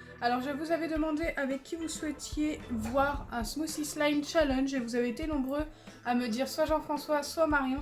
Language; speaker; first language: French; native; French